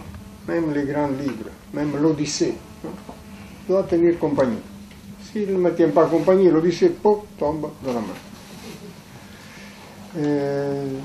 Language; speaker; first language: French; non-native, fluent; Italian